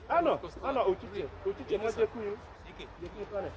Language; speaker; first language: Czech; non-native, learner; English